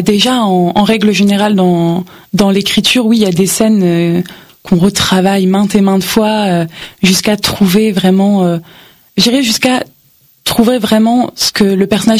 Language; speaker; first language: French; native; French